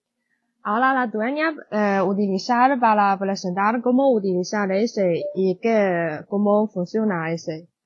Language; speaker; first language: Spanish; non-native, learner; Chinese